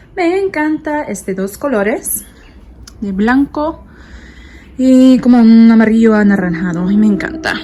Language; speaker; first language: Spanish; non-native, learner; English